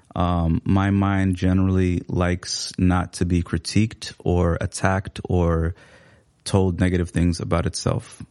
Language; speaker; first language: English; early bilingual, other home language; Somali